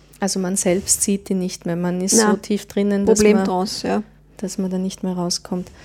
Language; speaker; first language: German; native; German